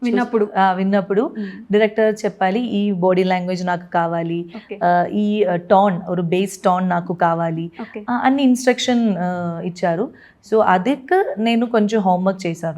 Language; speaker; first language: Telugu; non-native, learner; Malayalam